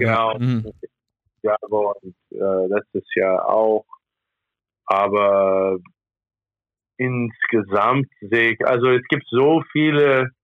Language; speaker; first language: German; non-native, fluent; English